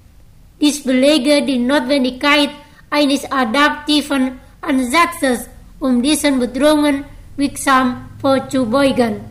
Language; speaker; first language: German; non-native, fluent; Indonesian